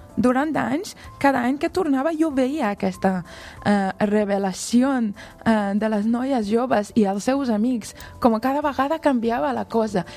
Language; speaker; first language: Catalan; non-native, fluent; Persian